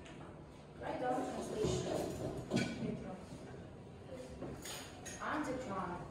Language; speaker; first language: English; non-native, learner; Kazakh